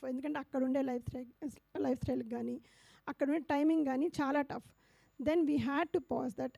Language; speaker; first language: Telugu; native; Telugu